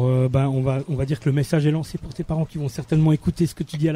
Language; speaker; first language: French; native; French